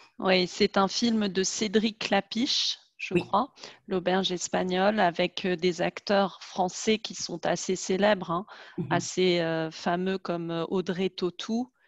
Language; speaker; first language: French; native; French